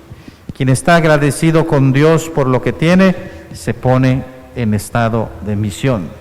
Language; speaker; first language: Spanish; native; Spanish